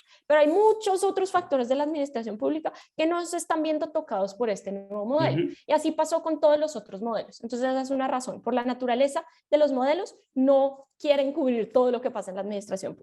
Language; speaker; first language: Spanish; native; Spanish